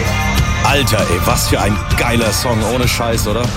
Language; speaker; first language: German; native; German